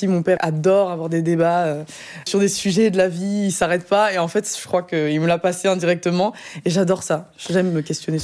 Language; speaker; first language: French; native; French